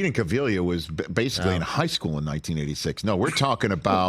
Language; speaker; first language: English; native; English